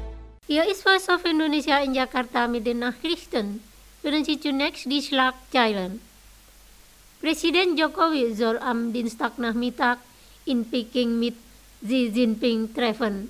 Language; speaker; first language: German; non-native, fluent; Indonesian